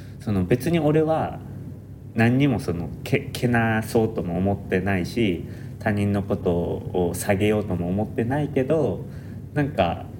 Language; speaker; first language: Japanese; native; Japanese